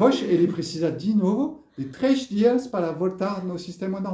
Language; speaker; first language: Portuguese; non-native, fluent; French